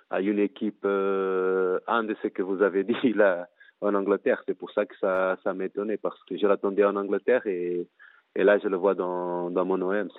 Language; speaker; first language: French; non-native, fluent; Portuguese